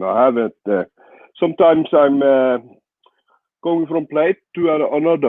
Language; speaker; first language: English; non-native, learner; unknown